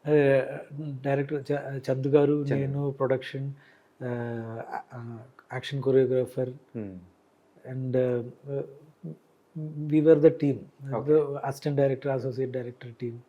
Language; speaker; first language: Telugu; non-native, learner; Malayalam